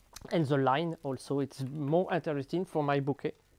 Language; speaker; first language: English; non-native, learner; French